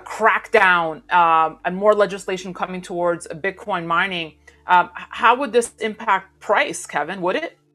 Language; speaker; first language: English; non-native, fluent; German